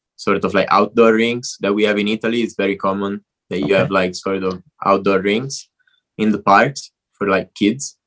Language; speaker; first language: English; non-native, fluent; Italian